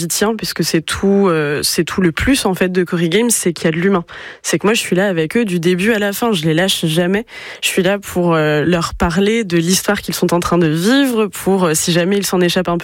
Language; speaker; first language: French; native; French